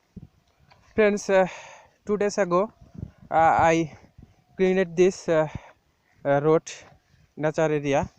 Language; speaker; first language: English; non-native, learner; Bangla